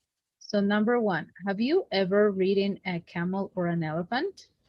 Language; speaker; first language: English; non-native, fluent; Spanish